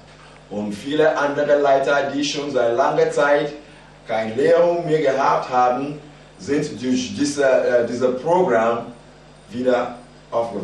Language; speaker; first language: German; non-native, fluent; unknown